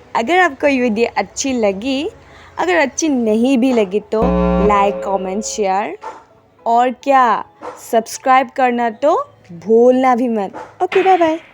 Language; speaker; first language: Hindi; non-native, local second language; Assamese